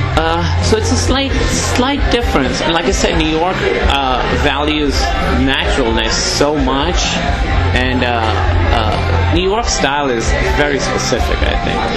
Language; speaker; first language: English; non-native, local second language; Urdu